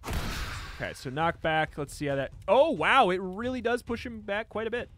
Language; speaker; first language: English; native; English